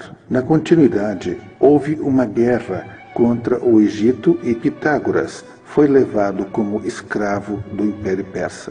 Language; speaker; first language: Portuguese; native; Portuguese